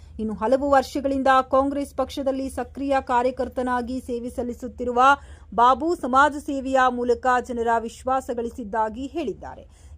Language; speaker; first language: Kannada; native; Kannada